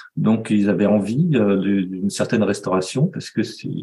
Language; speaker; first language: French; native; French